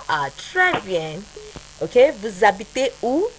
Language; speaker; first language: French; non-native, fluent; Yoruba